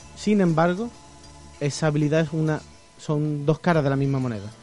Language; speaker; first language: Spanish; native; Spanish